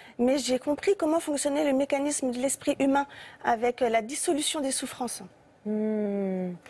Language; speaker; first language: French; native; French